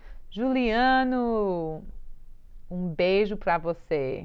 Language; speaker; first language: Portuguese; non-native, learner; English